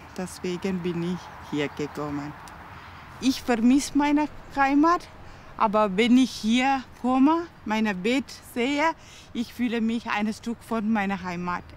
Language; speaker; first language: German; non-native, learner; Tamil